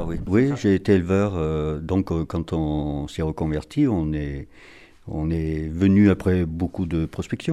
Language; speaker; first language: French; native; French